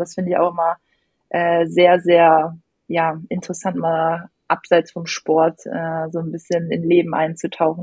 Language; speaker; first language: German; native; German